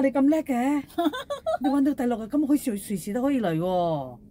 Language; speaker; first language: Cantonese; native; Cantonese